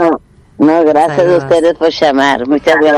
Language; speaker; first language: Spanish; non-native, fluent; Portuguese